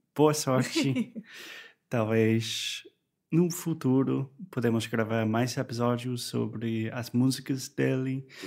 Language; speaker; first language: Portuguese; non-native, fluent; English